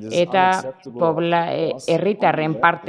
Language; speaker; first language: Basque; non-native, learner; German